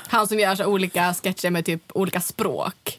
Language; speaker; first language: Swedish; native; Swedish